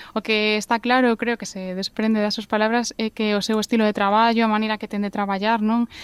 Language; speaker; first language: Galician; native; Galician